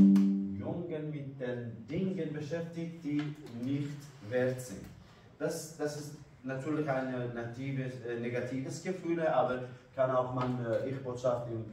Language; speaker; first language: German; non-native, learner; Kurdish